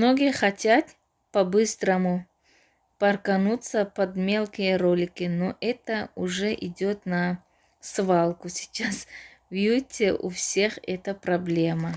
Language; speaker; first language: Russian; non-native, local second language; Tajik